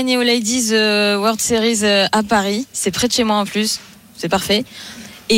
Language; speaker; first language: French; native; French